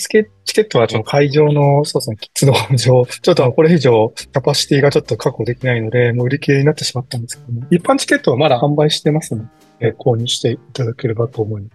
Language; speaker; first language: Japanese; native; Japanese